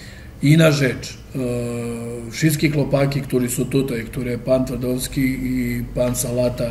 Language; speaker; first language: Polish; non-native, learner; Serbian